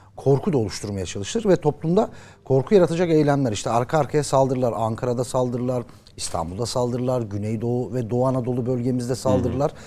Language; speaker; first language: Turkish; native; Turkish